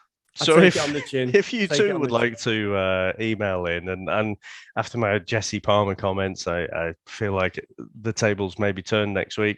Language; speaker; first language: English; native; English